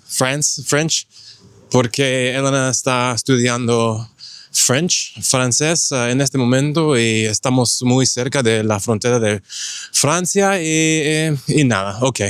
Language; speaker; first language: Spanish; non-native, fluent; English